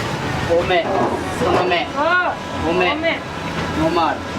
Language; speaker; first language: Japanese; native; Japanese